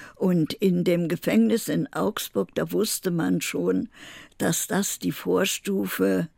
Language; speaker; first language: German; native; German